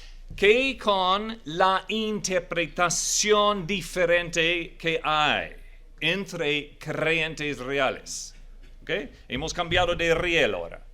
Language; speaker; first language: Spanish; non-native, fluent; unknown